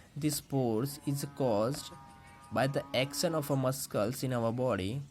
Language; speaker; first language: English; non-native, local second language; Gujarati